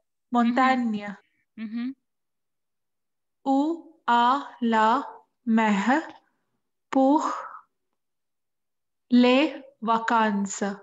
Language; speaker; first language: French; non-native, learner; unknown